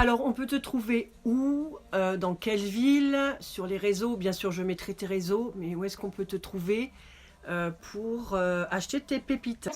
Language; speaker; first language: French; native; French